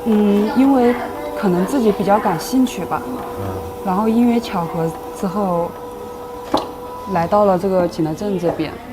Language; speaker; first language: Chinese; native; Chinese